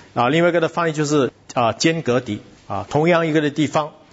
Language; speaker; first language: Chinese; non-native, local second language; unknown